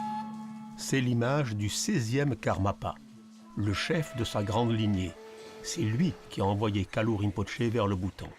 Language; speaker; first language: French; native; French